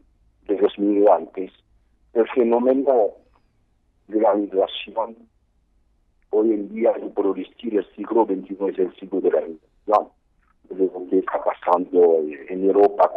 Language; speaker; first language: Spanish; non-native, fluent; Haitian Creole